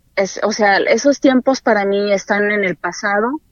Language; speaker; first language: Spanish; native; Spanish